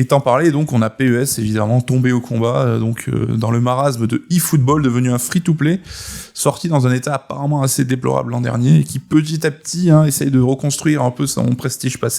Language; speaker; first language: French; native; French